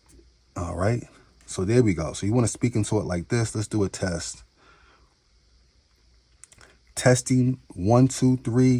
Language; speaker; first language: English; native; English